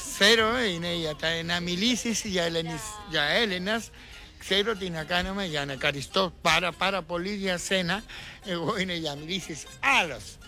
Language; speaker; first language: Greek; non-native, learner; Spanish